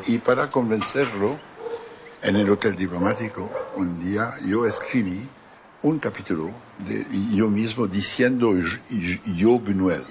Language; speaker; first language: Spanish; non-native, fluent; French